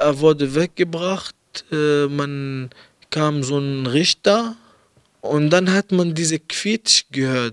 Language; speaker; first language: German; early bilingual, other home language; Arabic